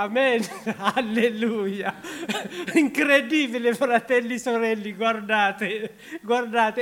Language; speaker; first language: Italian; non-native, learner; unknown